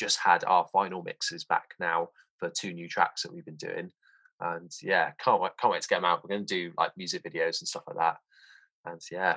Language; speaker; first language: English; native; English